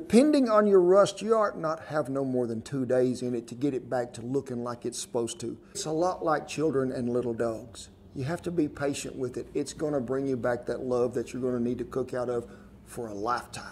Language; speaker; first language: English; native; English